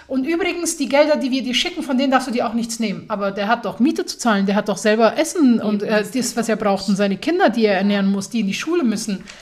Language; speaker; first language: German; early bilingual, other home language; Persian